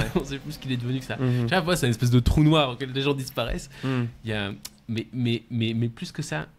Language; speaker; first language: French; native; French